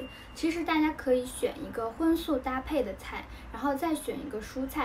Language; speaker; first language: Chinese; native; Chinese